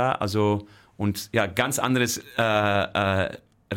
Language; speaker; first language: German; non-native, fluent; Dutch